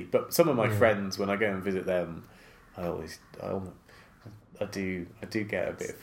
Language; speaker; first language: English; native; English